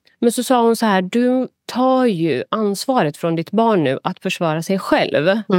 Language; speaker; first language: Swedish; early bilingual, other home language; Persian